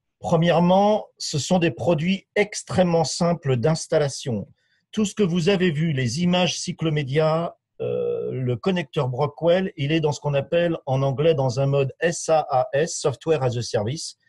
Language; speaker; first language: French; native; French